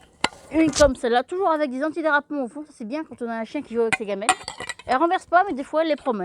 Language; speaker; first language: French; native; French